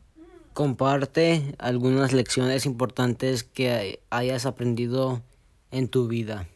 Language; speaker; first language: Spanish; early bilingual, heritage; Spanish